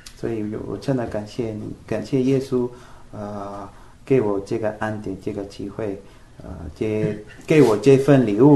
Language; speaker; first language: Chinese; non-native, fluent; Spanish